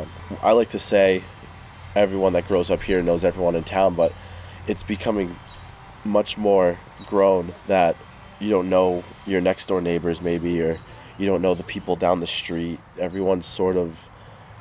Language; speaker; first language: English; native; English